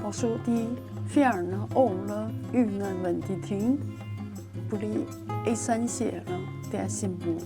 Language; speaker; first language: Norwegian; non-native, learner; Chinese